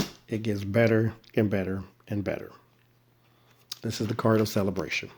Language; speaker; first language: English; native; English